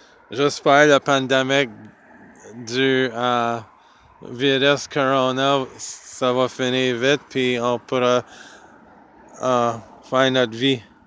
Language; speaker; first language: French; early bilingual, heritage; French